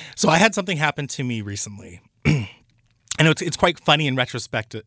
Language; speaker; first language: English; early bilingual, other home language; Urdu